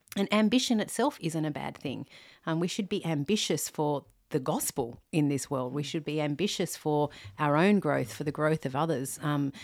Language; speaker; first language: English; native; English